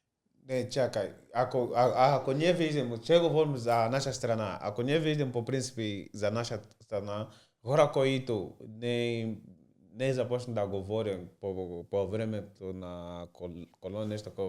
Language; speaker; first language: Bulgarian; non-native, learner; Portuguese